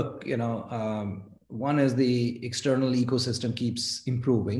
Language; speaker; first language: English; non-native, local second language; Gujarati